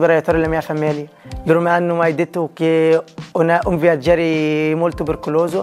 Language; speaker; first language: Italian; non-native, learner; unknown